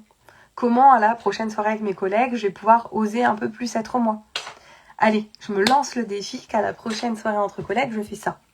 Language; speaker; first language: French; native; French